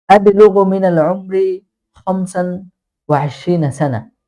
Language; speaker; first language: Arabic; non-native, fluent; Bangla